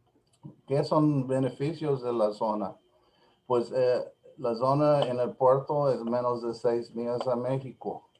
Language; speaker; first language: Spanish; non-native, learner; English